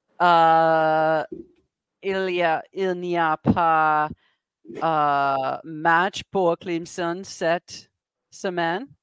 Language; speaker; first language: French; non-native, learner; English